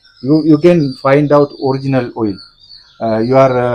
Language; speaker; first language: English; non-native, local second language; Tamil